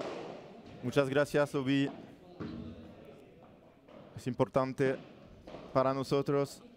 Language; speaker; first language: Spanish; non-native, learner; French